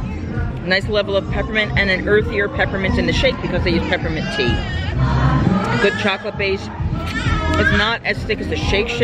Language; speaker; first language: English; native; English